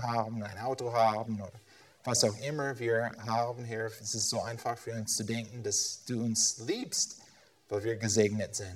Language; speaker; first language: German; non-native, fluent; English